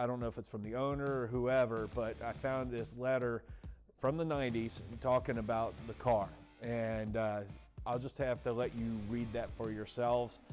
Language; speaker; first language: English; native; English